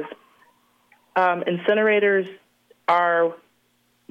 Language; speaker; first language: English; native; English